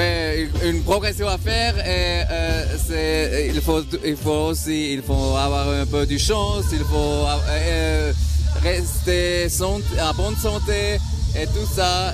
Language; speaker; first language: French; non-native, local second language; German